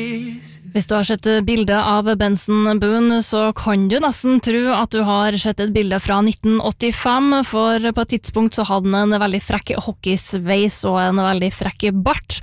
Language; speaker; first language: Norwegian; native; Norwegian